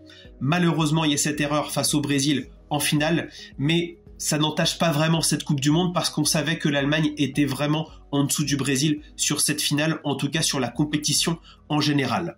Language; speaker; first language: French; native; French